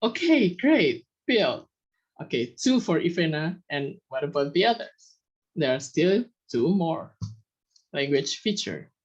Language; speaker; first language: English; non-native, fluent; Indonesian